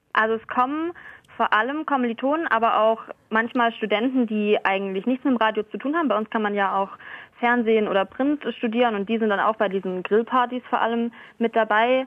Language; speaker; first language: German; native; German